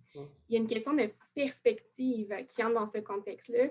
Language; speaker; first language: French; native; French